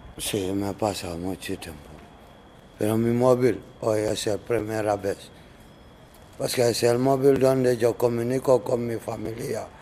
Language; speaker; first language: Spanish; non-native, learner; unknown